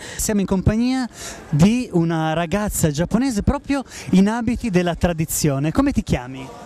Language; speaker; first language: Italian; native; Italian